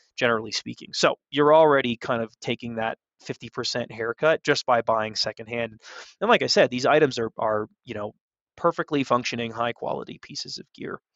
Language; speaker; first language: English; native; English